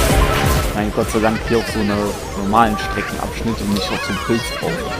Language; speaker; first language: German; native; German